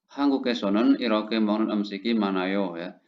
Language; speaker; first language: Korean; non-native, fluent; Indonesian